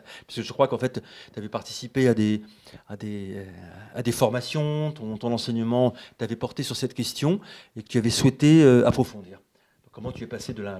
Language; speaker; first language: French; native; French